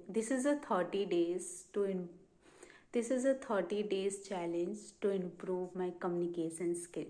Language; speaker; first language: English; non-native, learner; Hindi